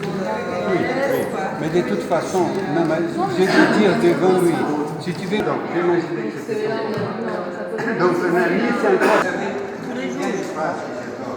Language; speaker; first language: French; non-native, fluent; Portuguese